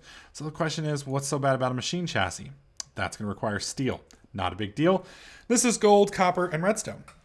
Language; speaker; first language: English; native; English